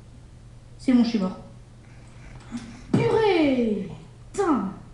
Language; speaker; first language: French; native; French